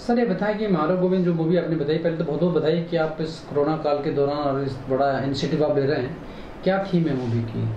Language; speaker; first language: Hindi; native; Hindi